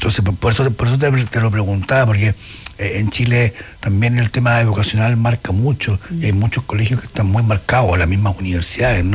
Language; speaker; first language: Spanish; native; Spanish